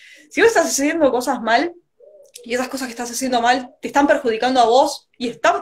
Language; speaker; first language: Spanish; native; Spanish